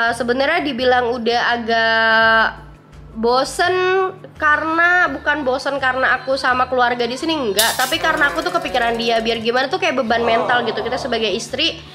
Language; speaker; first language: Indonesian; native; Indonesian